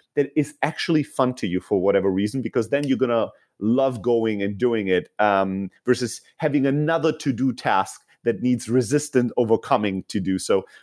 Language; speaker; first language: English; non-native, fluent; Greek